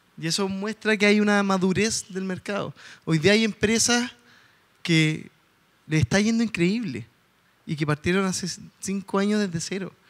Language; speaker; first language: Spanish; native; Spanish